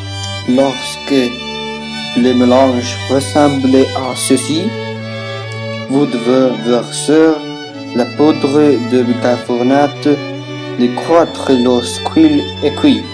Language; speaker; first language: French; non-native, learner; Spanish